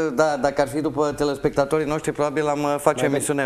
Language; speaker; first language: Romanian; native; Romanian